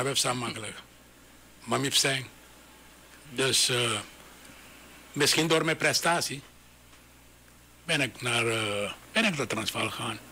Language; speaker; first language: Dutch; non-native, local second language; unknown